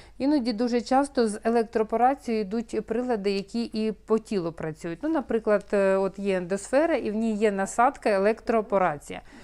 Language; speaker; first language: Ukrainian; non-native, local second language; Russian